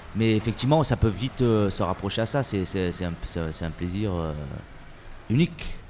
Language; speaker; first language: French; native; French